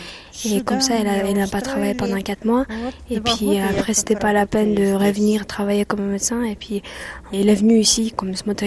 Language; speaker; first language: French; non-native, fluent; Russian